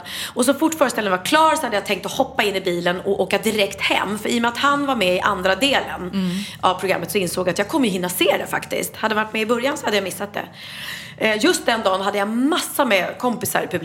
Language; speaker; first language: Swedish; native; Swedish